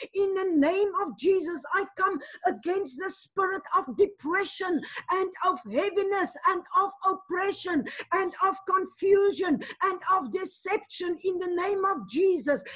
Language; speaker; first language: English; non-native, local second language; Afrikaans